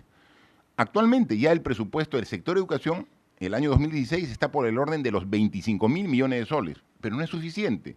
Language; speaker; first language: Spanish; native; Spanish